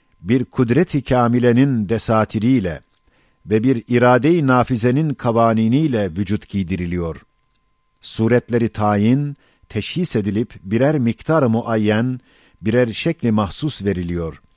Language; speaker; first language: Turkish; native; Turkish